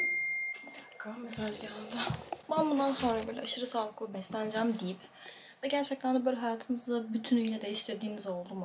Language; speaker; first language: Turkish; native; Turkish